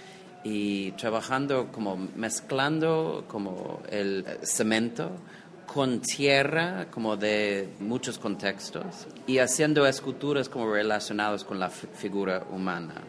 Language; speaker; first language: Spanish; non-native, fluent; English